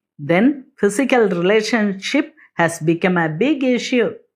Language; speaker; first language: English; non-native, local second language; Tamil